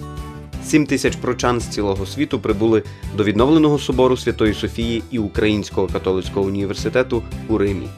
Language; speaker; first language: Ukrainian; native; Ukrainian